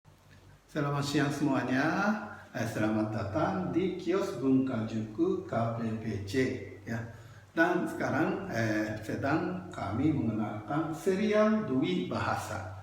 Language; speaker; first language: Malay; non-native, fluent; Japanese